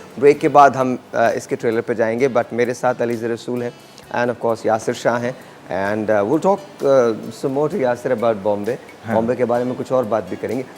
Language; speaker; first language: Urdu; native; Urdu